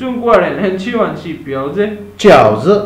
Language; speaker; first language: Chinese; non-native, learner; Bangla